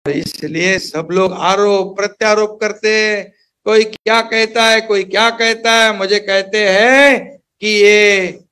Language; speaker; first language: Hindi; non-native, local second language; Marathi